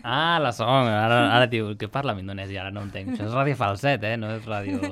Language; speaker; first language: Catalan; native; Catalan